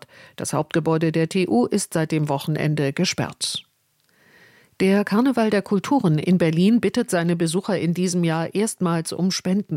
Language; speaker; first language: German; native; German